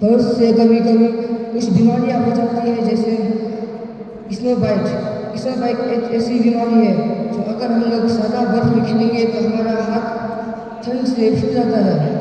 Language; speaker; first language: Hindi; non-native, local second language; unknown